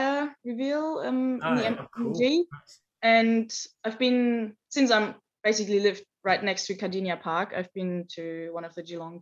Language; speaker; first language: English; non-native, fluent; German